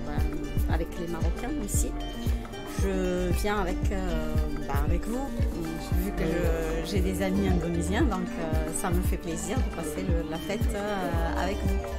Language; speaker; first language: French; non-native, local second language; Arabic